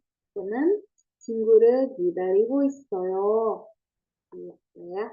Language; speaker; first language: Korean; non-native, fluent; Indonesian